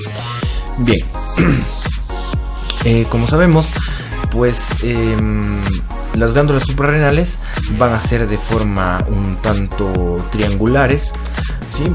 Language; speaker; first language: Spanish; native; Spanish